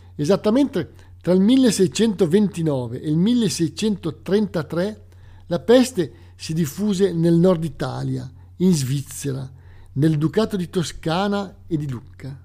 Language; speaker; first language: Italian; native; Italian